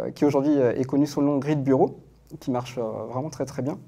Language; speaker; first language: French; native; French